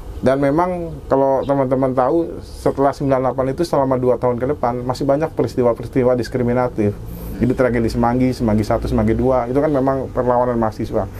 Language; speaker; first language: Indonesian; native; Indonesian